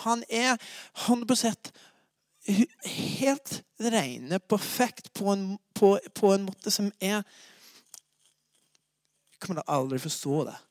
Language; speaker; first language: Norwegian; non-native, fluent; English